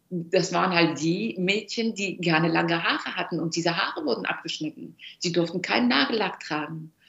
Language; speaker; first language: German; early bilingual, other home language; Persian